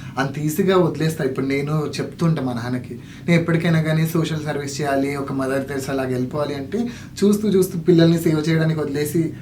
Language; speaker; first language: Telugu; non-native, local second language; Lambadi